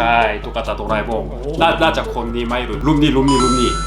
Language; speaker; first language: Thai; non-native, learner; Korean